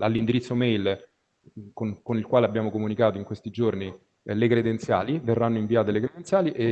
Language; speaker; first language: Italian; native; Italian